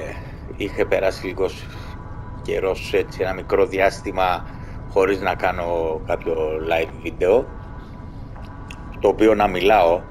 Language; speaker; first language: Greek; native; Greek